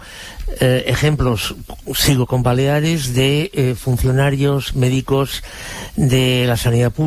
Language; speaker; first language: Spanish; native; Spanish